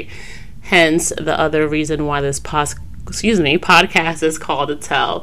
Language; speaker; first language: English; native; English